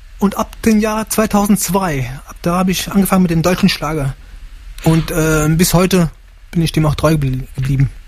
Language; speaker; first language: German; early bilingual, heritage; Italian